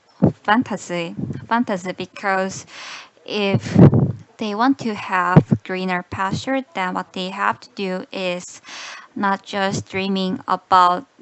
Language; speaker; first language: English; non-native, learner; Korean